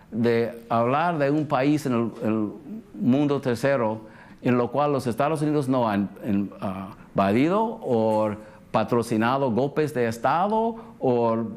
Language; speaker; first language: Spanish; early bilingual, heritage; English